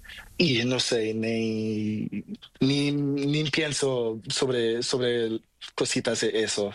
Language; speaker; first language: Spanish; non-native, learner; Portuguese